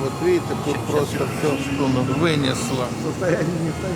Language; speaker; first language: Russian; native; Russian